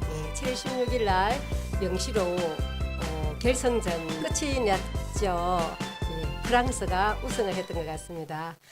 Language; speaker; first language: Korean; native; Korean